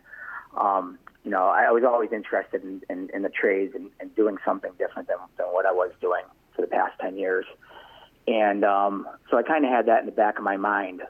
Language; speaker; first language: English; native; English